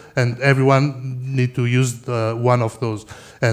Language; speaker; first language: English; non-native, fluent; Portuguese